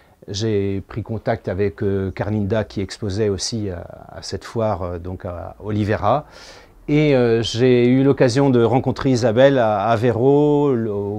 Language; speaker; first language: French; native; French